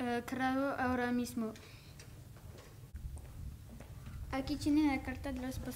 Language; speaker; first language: Spanish; non-native, learner; French